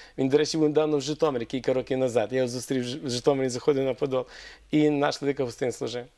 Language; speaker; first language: Ukrainian; native; Ukrainian